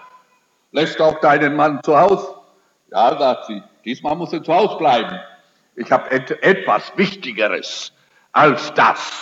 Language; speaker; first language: German; early bilingual, heritage; German